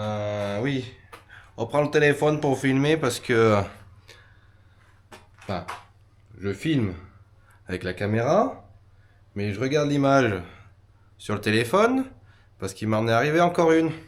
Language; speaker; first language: French; native; French